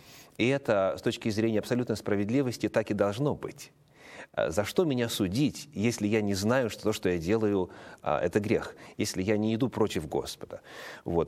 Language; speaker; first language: Russian; native; Russian